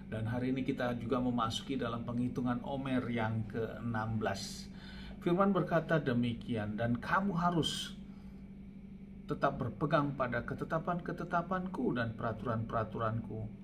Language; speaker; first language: Indonesian; native; Indonesian